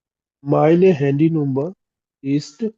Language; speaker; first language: German; non-native, learner; Hindi